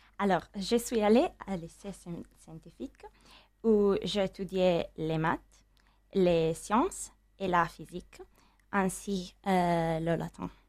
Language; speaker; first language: French; non-native, learner; Italian